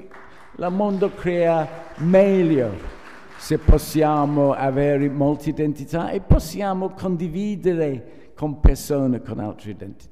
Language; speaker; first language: Italian; non-native, fluent; English